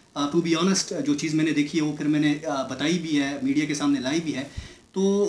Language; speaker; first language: Urdu; native; Urdu